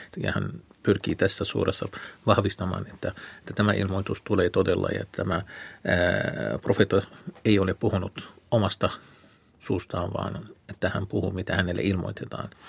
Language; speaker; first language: Finnish; non-native, fluent; Arabic